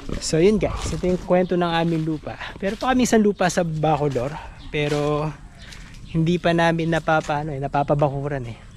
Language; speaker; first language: Filipino; non-native, local second language; Pampanga